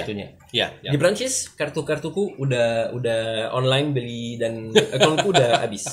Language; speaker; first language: Indonesian; non-native, learner; French